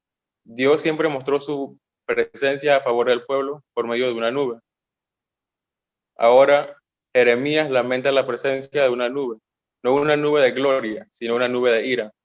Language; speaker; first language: Spanish; native; Spanish